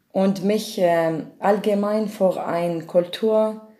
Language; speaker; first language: German; non-native, learner; Arabic